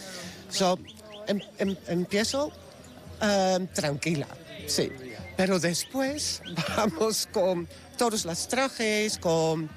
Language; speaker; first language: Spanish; non-native, learner; Dutch